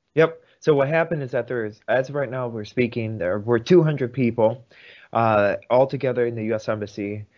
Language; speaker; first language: English; early bilingual, other home language; Russian